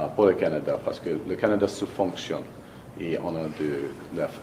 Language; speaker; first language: French; non-native, local second language; English